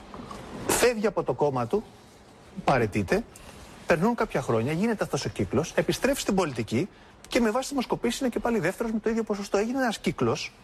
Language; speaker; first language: Greek; native; Greek